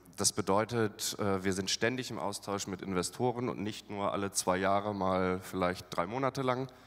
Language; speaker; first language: German; native; German